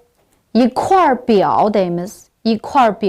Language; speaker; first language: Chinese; non-native, local second language; Uyghur